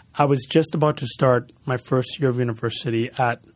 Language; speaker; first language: English; early bilingual, other home language; Spanish